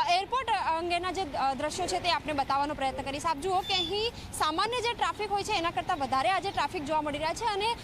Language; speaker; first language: Gujarati; native; Gujarati